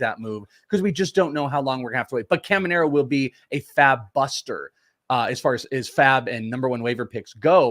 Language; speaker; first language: English; native; English